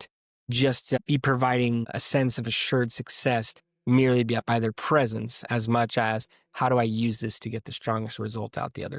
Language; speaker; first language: English; native; English